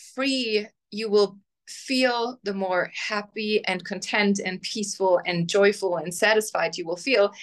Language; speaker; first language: English; non-native, fluent; German